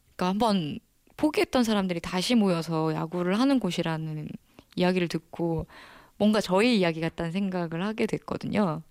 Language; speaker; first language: Korean; native; Korean